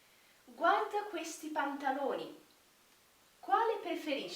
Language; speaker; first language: Italian; non-native, fluent; Portuguese